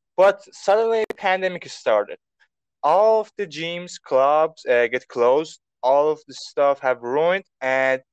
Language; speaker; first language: English; non-native, fluent; Persian